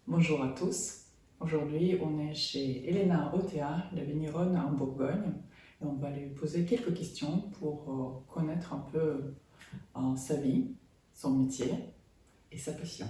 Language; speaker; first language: French; non-native, fluent; Russian